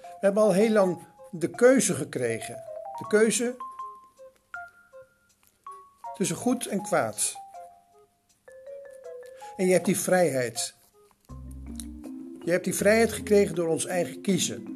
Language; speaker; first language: Dutch; native; Dutch